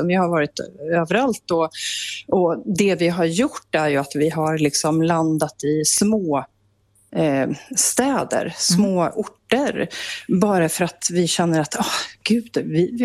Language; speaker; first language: Swedish; native; Swedish